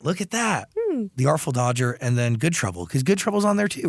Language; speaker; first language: English; native; English